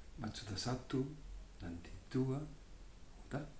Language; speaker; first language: Indonesian; non-native, learner; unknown